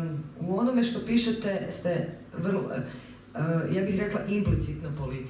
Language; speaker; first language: Croatian; native; Croatian